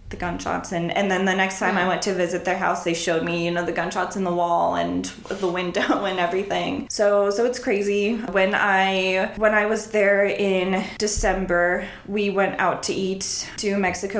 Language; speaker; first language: English; early bilingual, other home language; Spanish